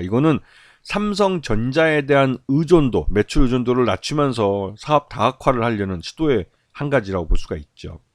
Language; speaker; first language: Korean; native; Korean